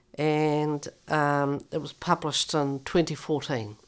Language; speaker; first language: English; native; English